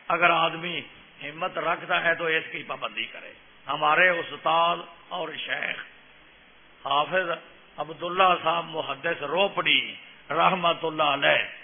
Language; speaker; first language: Urdu; non-native, local second language; Punjabi